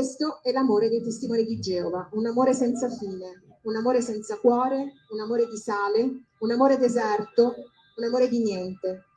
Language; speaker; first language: Italian; native; Italian